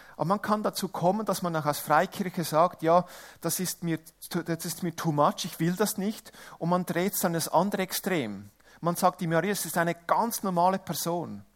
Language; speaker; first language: German; non-native, local second language; Italian